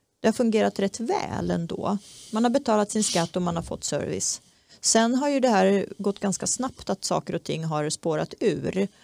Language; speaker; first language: Swedish; early bilingual, other home language; Czech